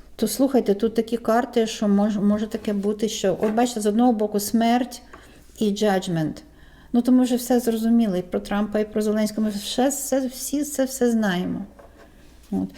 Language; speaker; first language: Ukrainian; native; Ukrainian